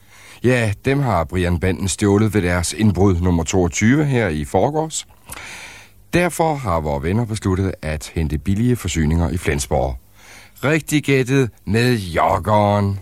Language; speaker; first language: Danish; native; Danish